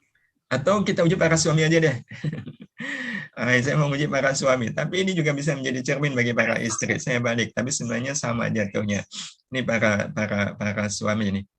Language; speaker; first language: Indonesian; native; Indonesian